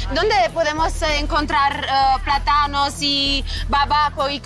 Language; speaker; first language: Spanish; non-native, learner; Romanian